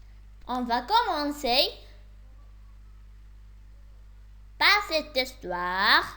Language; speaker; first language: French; non-native, local second language; Arabic